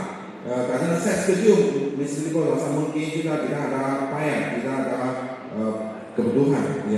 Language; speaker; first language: Indonesian; non-native, learner; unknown